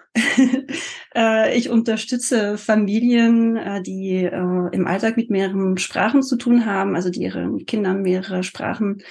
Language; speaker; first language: German; non-native, fluent; French